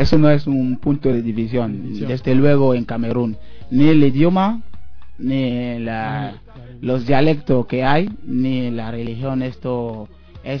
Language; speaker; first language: Spanish; non-native, fluent; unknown